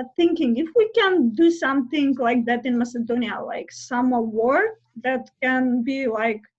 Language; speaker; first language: English; non-native, fluent; Macedonian